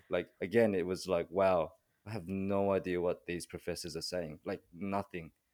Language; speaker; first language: English; early bilingual, other home language; Korean